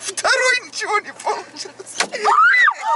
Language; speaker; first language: Russian; non-native, learner; Turkish